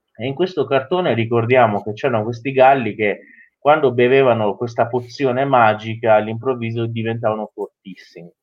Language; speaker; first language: Italian; non-native, fluent; Persian